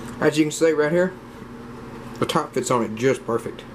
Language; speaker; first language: English; native; English